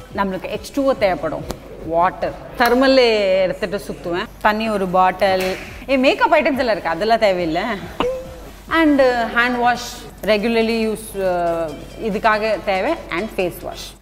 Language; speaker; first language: English; non-native, local second language; Assamese